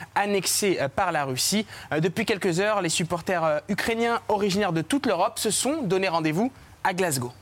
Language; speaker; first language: French; non-native, fluent; English